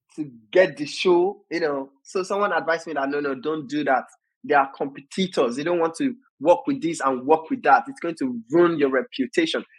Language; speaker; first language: English; non-native, local second language; Yoruba